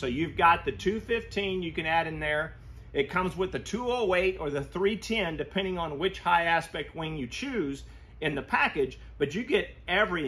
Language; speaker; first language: English; native; English